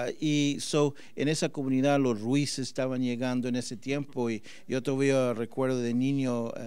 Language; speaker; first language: Spanish; early bilingual, heritage; Spanish